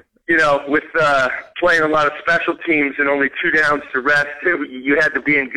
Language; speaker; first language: English; native; English